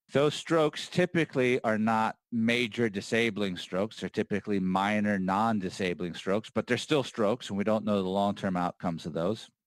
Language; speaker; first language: English; native; English